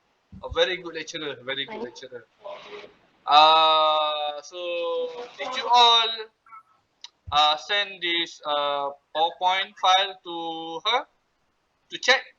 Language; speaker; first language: English; non-native, local second language; Malay